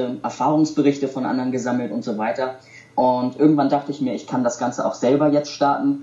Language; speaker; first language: German; native; German